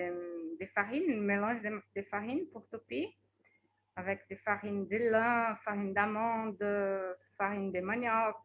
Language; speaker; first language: French; non-native, fluent; Portuguese